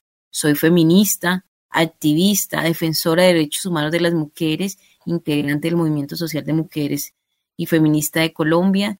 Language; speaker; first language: Spanish; native; Spanish